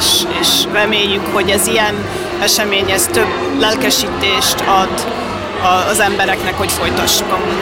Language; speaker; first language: Hungarian; early bilingual, heritage; Hungarian